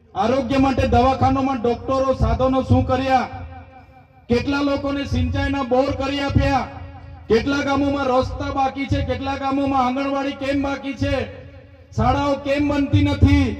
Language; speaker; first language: Gujarati; non-native, local second language; Vasavi